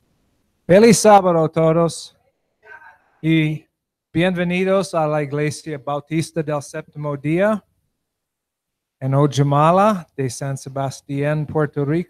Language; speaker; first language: Spanish; non-native, learner; English